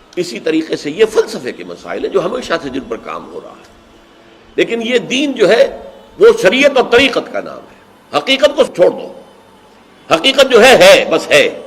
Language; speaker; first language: Urdu; native; Urdu